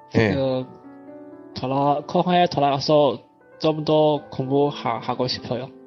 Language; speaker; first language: Korean; non-native, learner; Chinese